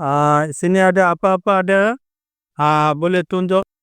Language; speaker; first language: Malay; non-native, learner; Bangla